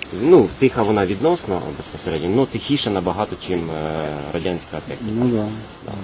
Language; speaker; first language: Ukrainian; native; Ukrainian